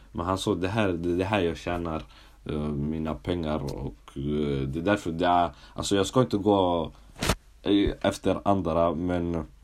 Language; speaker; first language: Swedish; early bilingual, other home language; Somali